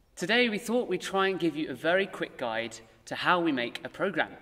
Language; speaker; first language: English; native; English